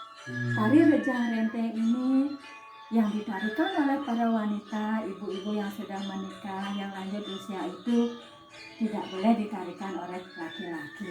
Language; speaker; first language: Indonesian; non-native, local second language; Balinese